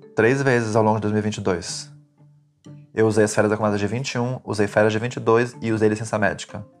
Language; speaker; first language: Portuguese; native; Portuguese